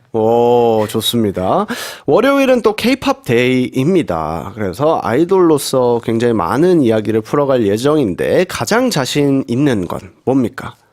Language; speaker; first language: Korean; native; Korean